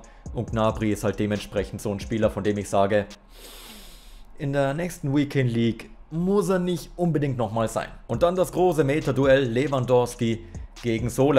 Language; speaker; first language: German; native; German